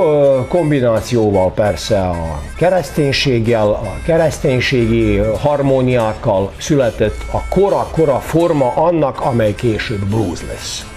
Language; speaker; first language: Hungarian; non-native, local second language; Serbian